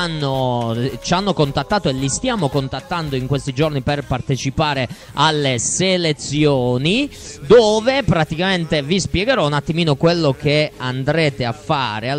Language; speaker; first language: Italian; native; Italian